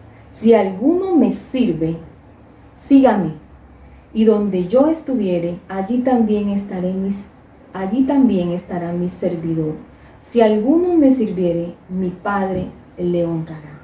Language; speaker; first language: Spanish; native; Spanish